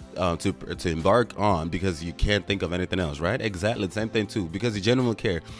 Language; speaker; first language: English; non-native, local second language; Igbo